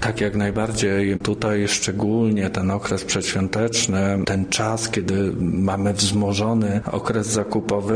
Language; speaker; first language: Polish; native; Polish